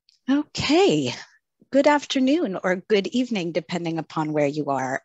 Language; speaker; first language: English; native; English